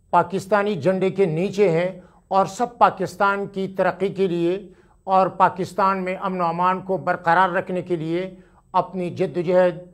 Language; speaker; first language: Urdu; non-native, local second language; Pashto